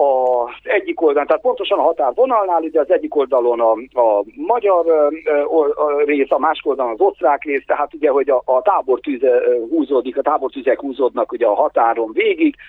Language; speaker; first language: Hungarian; native; Hungarian